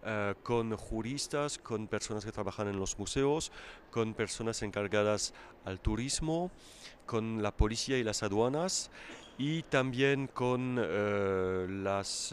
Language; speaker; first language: Spanish; non-native, fluent; French